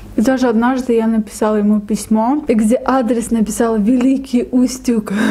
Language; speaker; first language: Russian; non-native, local second language; Lezghian